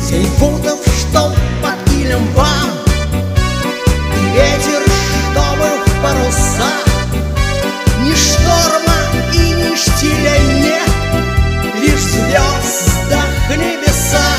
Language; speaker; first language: Russian; native; Russian